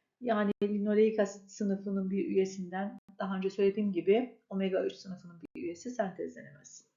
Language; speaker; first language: Turkish; native; Turkish